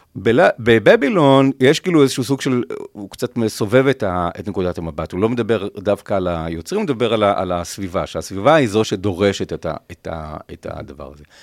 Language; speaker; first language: Hebrew; native; Hebrew